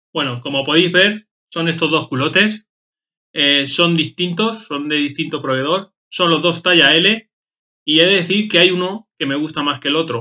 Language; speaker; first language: Spanish; native; Spanish